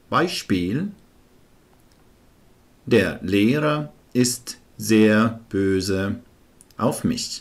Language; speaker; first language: German; non-native, fluent; Arabic